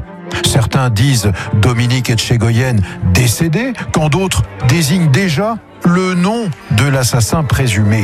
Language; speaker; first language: French; native; French